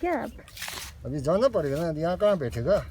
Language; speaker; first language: Hindi; non-native, learner; Nepali